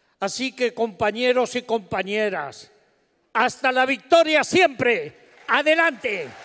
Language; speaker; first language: Spanish; native; Spanish